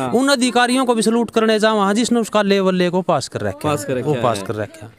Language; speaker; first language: Hindi; native; Hindi